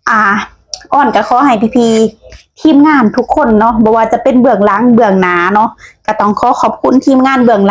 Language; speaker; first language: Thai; non-native, local second language; Lao